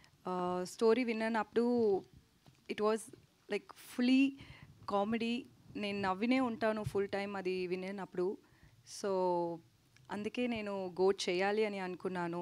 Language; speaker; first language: Telugu; non-native, local second language; Tamil